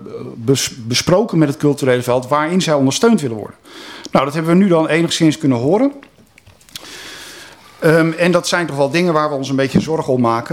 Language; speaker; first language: Dutch; native; Dutch